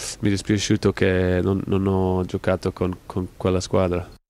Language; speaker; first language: Italian; non-native, fluent; English